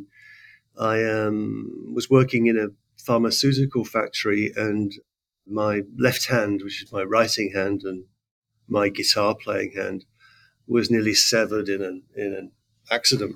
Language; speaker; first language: English; native; English